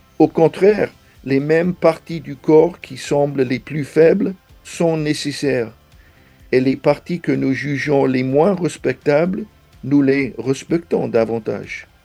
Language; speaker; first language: French; non-native, fluent; English